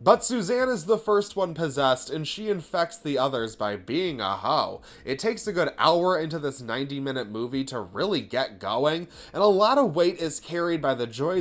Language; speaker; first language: English; native; English